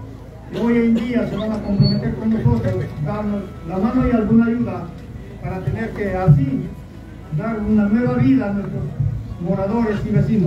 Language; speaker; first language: Spanish; native; Spanish